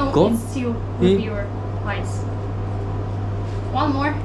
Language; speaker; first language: English; non-native, learner; Russian